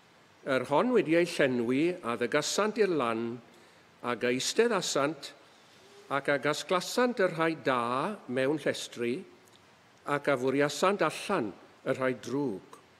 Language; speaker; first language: Welsh; native; Welsh